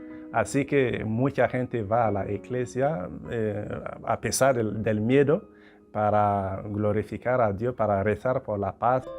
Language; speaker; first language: Spanish; non-native, fluent; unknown